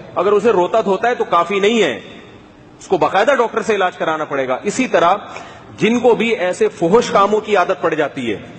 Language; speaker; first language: Urdu; native; Urdu